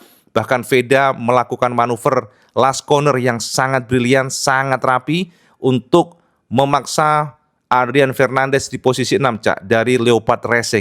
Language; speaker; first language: Indonesian; native; Indonesian